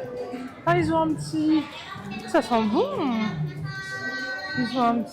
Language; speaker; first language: French; native; French